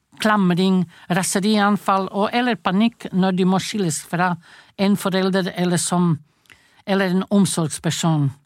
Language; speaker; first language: Norwegian; non-native, fluent; Croatian